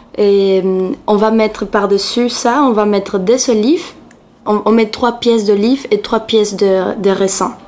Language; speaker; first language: French; non-native, fluent; Spanish